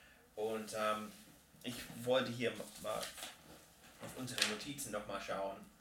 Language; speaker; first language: German; non-native, fluent; English